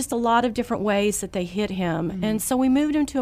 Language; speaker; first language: English; native; English